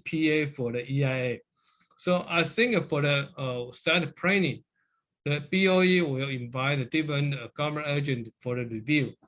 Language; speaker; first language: English; non-native, learner; Chinese